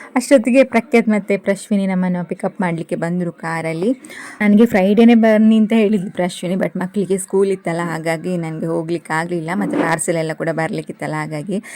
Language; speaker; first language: Kannada; non-native, local second language; Tulu